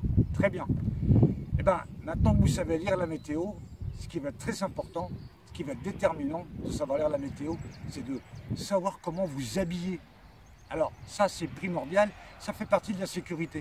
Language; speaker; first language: French; native; French